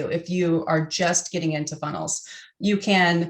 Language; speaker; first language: English; native; English